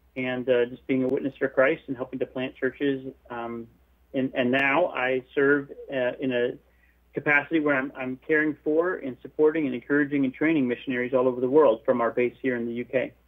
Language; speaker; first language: English; native; English